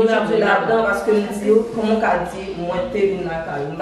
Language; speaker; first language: French; non-native, learner; Haitian Creole